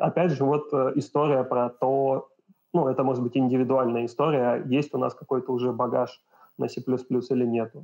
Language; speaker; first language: Russian; native; Russian